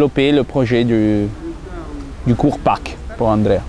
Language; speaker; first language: French; non-native, fluent; Italian